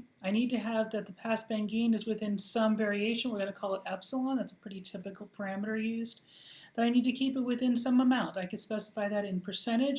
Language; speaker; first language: English; native; English